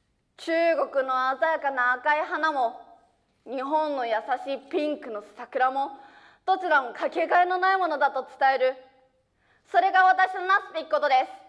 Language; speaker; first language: Japanese; early bilingual, other home language; Chinese